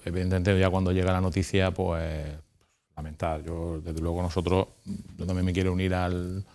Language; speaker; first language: Spanish; native; Spanish